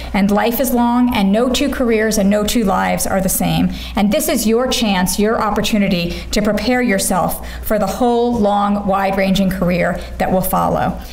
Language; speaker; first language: English; native; English